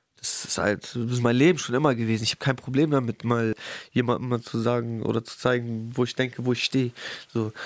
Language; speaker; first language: German; early bilingual, other home language; Russian